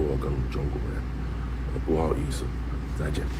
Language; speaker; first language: Chinese; non-native, learner; English